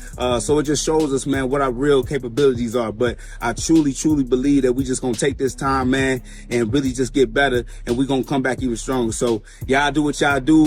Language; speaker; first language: English; native; English